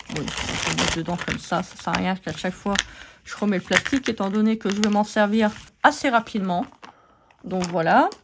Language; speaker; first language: French; native; French